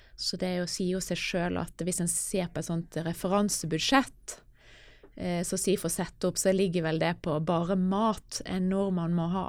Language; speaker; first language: Norwegian; native; Norwegian